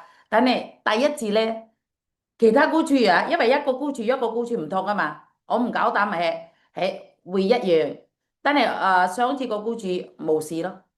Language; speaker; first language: Cantonese; non-native, fluent; Indonesian